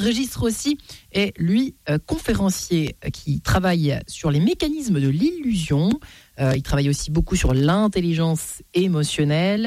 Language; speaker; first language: French; native; French